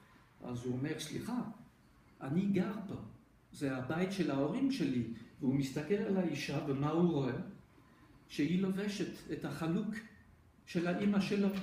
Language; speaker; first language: Hebrew; non-native, fluent; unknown